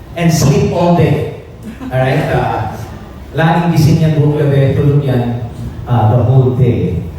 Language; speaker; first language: English; native; English